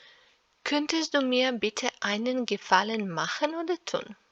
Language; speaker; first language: German; non-native, fluent; Serbian